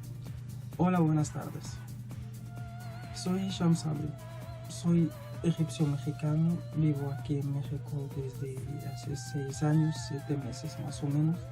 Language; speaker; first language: Spanish; non-native, fluent; Arabic